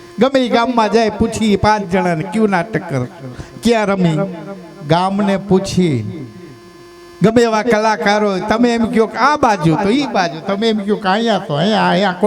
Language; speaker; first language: Gujarati; native; Gujarati